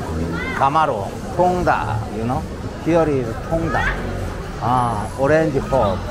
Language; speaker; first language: English; non-native, learner; Korean